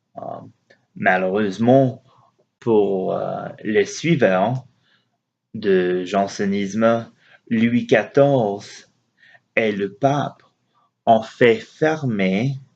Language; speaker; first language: French; non-native, learner; English